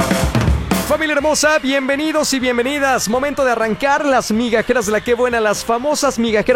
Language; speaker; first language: Spanish; native; Spanish